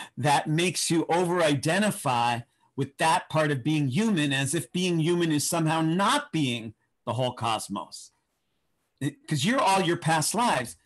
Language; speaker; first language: English; native; English